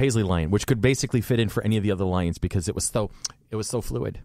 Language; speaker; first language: English; native; English